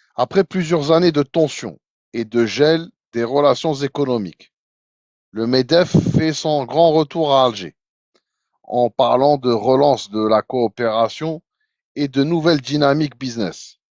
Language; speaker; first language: French; non-native, local second language; Arabic